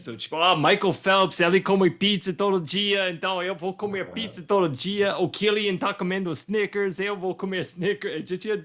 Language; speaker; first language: Portuguese; non-native, fluent; English